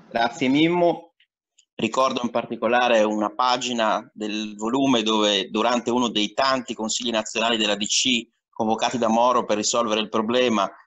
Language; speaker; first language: Italian; native; Italian